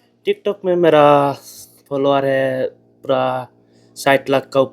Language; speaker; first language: Hindi; non-native, learner; Bangla